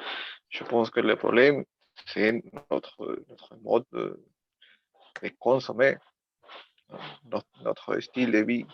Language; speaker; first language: French; non-native, learner; Spanish